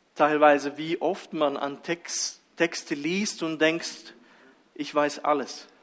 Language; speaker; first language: German; early bilingual, other home language; Russian